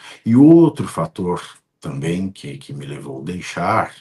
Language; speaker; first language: Portuguese; native; Portuguese